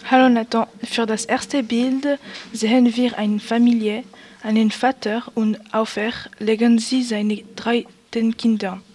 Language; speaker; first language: German; non-native, learner; French